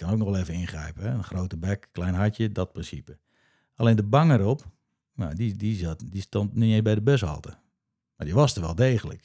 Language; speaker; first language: Dutch; native; Dutch